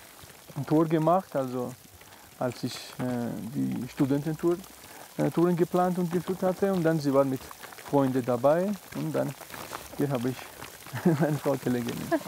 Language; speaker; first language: German; non-native, fluent; Georgian